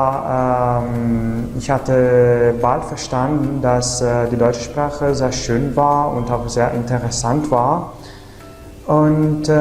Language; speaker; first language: German; non-native, fluent; Italian